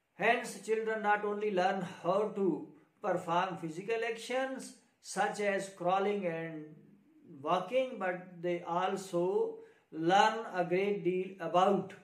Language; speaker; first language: English; non-native, local second language; Urdu